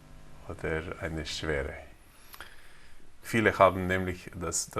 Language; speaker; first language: German; non-native, fluent; Slovenian